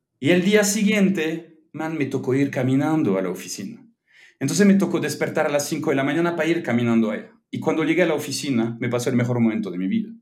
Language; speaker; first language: Spanish; non-native, fluent; French